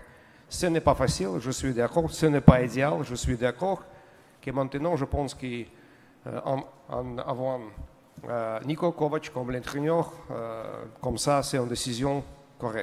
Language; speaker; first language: French; non-native, learner; Russian